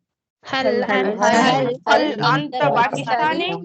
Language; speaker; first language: Arabic; non-native, learner; Tamil